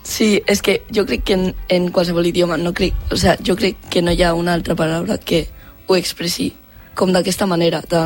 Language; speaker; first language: Catalan; non-native, local second language; Spanish